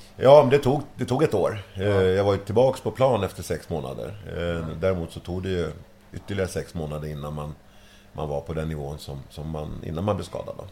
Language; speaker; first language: Swedish; early bilingual, other home language; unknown